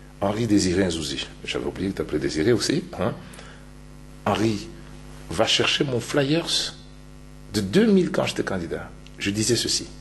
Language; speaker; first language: French; non-native, local second language; Luba-Lulua